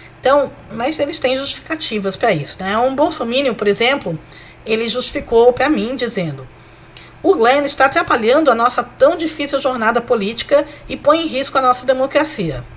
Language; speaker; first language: Portuguese; early bilingual, other home language; Spanish